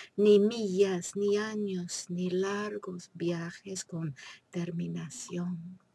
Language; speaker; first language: Spanish; non-native, fluent; English